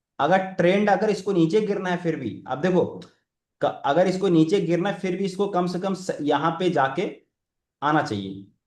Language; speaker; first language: Hindi; native; Hindi